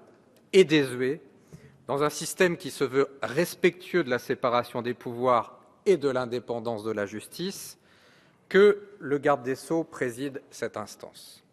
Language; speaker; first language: French; native; French